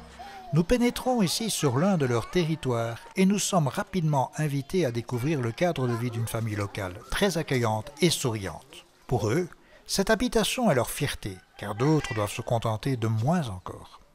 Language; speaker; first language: French; native; French